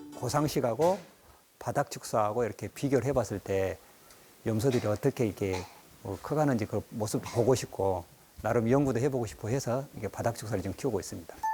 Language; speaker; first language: Korean; native; Korean